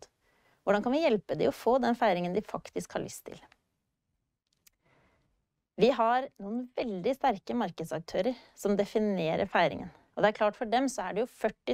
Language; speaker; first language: Norwegian; native; Norwegian